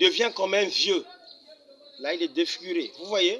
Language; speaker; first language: French; non-native, local second language; Lingala